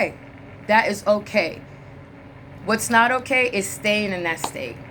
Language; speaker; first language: English; native; English